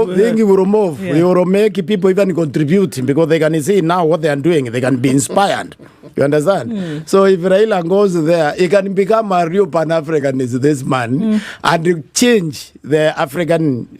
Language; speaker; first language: English; non-native, local second language; Meru